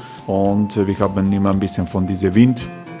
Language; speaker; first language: German; non-native, fluent; Croatian